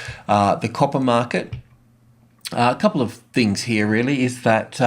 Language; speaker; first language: English; native; English